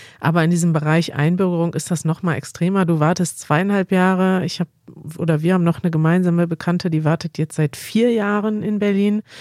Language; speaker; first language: German; native; German